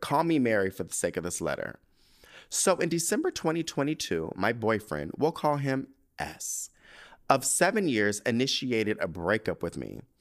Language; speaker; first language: English; native; English